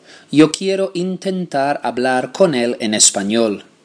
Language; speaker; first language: Spanish; non-native, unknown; English